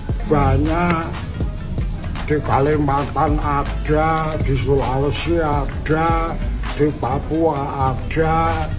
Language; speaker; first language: Indonesian; non-native, local second language; Javanese